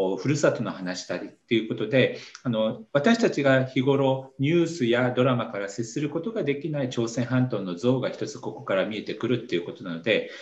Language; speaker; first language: Japanese; non-native, fluent; Korean